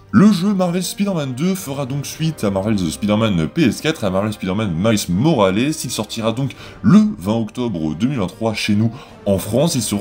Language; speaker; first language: French; native; French